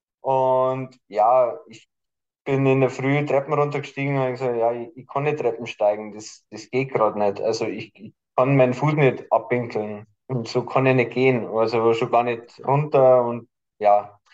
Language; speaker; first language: German; native; German